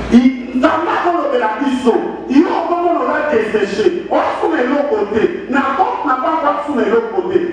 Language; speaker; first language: French; non-native, local second language; Lingala